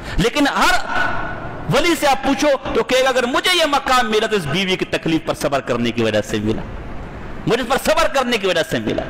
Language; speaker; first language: Urdu; non-native, local second language; Pashto